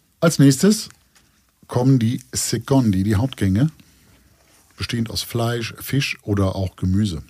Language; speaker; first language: German; native; German